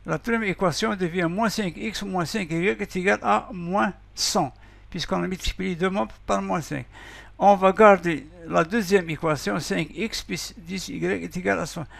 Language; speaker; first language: French; non-native, local second language; Arabic